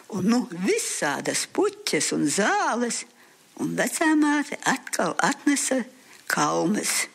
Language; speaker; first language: Latvian; early bilingual, heritage; Latvian